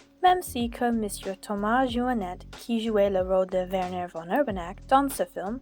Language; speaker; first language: French; non-native, learner; English